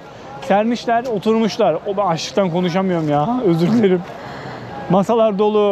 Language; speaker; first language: Turkish; native; Turkish